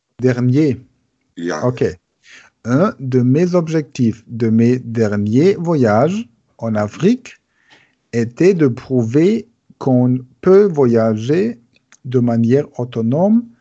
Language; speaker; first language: French; non-native, learner; German